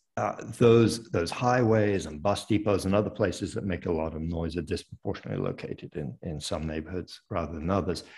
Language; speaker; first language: English; early bilingual, other home language; French